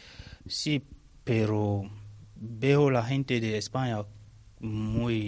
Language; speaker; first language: Spanish; non-native, learner; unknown